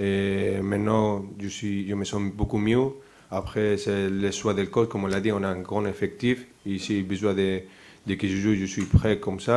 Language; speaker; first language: French; non-native, fluent; Spanish